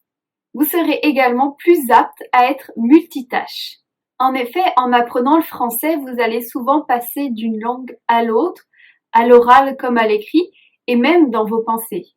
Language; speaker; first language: French; native; French